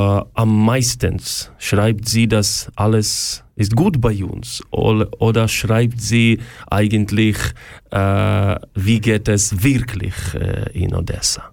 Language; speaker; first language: German; non-native, learner; Ukrainian